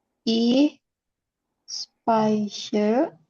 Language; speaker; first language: German; non-native, learner; Indonesian